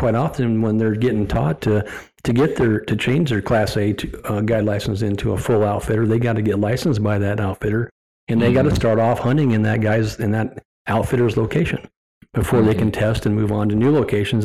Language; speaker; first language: English; native; English